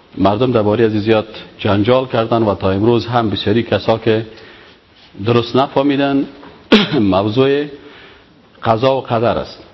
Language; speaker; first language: Persian; native; Persian